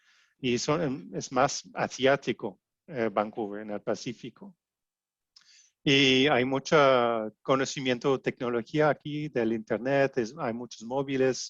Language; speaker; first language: Spanish; non-native, fluent; French